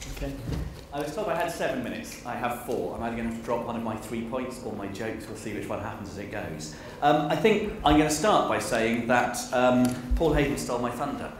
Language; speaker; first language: English; native; English